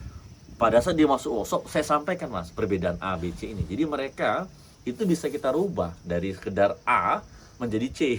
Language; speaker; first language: Indonesian; native; Indonesian